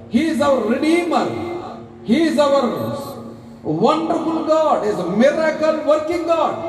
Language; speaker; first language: English; non-native, local second language; Telugu